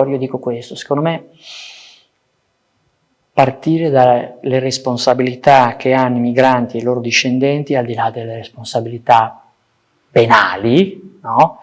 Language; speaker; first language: Italian; early bilingual, other home language; Persian